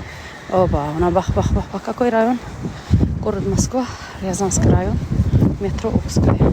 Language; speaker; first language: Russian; non-native, fluent; Azerbaijani